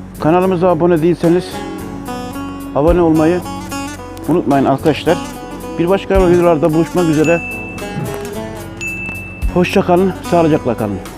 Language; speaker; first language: Turkish; native; Turkish